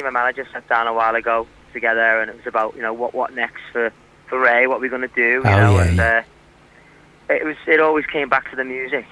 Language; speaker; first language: English; native; English